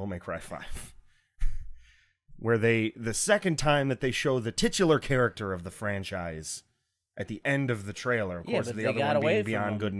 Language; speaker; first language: English; native; English